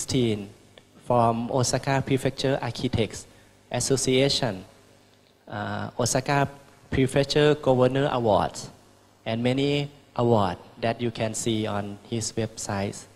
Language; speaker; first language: English; non-native, learner; Thai